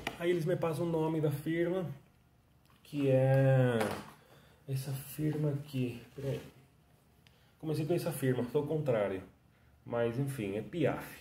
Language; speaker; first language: Portuguese; non-native, fluent; Spanish